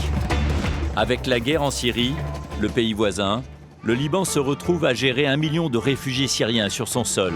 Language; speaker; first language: French; native; French